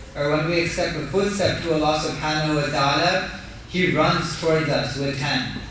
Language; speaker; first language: English; native; English